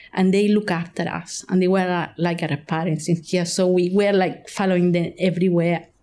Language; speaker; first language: English; non-native, fluent; Spanish